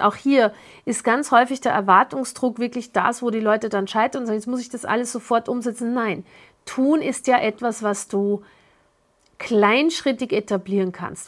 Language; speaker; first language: German; native; German